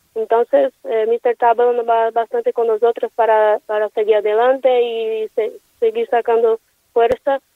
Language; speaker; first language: Spanish; non-native, learner; Portuguese